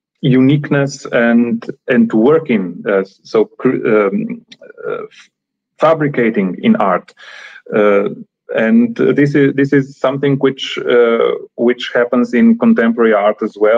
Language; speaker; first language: English; non-native, fluent; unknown